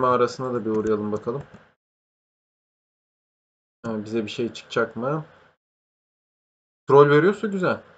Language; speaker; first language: Turkish; native; Turkish